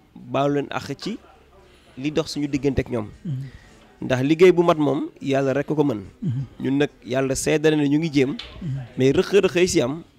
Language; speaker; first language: Wolof; native; Wolof